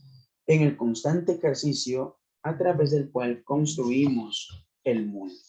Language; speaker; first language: Spanish; native; Spanish